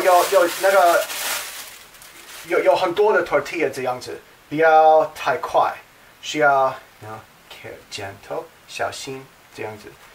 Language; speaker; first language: Chinese; non-native, learner; English